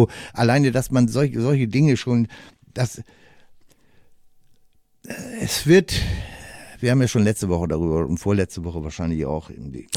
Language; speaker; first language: German; native; German